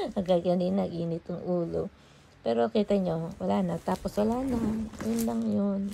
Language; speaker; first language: Filipino; non-native, local second language; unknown